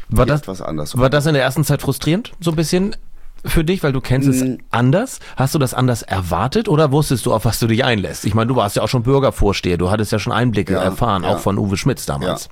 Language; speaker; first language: German; native; German